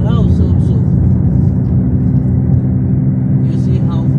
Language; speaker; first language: English; non-native, learner; Arabic